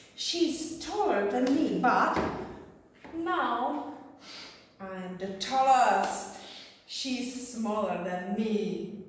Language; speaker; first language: English; non-native, fluent; Czech